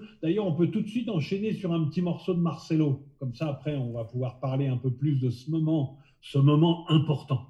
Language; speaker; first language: French; native; French